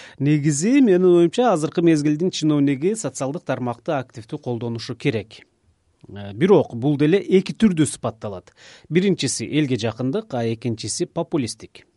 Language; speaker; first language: Kyrgyz; native; Kyrgyz